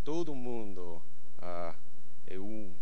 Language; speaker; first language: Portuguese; non-native, learner; English